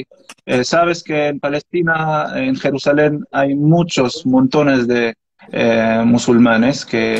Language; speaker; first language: Spanish; non-native, learner; Arabic